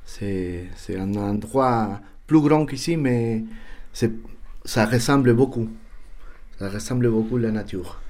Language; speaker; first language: French; non-native, learner; Spanish